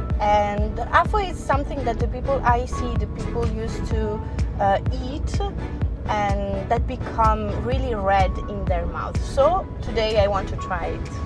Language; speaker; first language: English; non-native, fluent; Italian